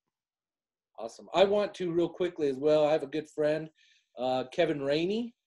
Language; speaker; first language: English; native; English